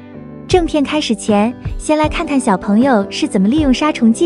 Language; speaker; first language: Chinese; native; Chinese